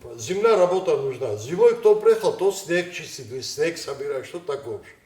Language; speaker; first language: Russian; non-native, local second language; Ossetic